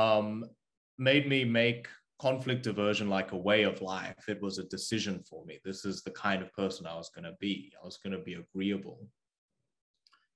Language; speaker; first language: English; early bilingual, other home language; Korean